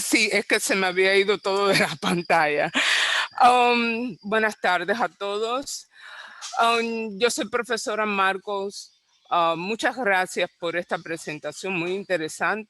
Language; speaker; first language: Spanish; non-native, fluent; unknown